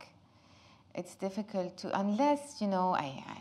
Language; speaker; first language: English; non-native, fluent; Arabic